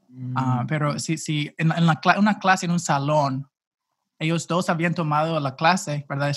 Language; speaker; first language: Spanish; non-native, fluent; English